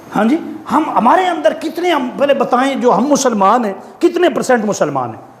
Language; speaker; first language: Urdu; non-native, local second language; Punjabi